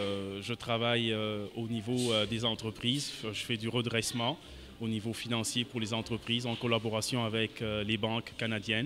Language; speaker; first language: French; non-native, local second language; Wolof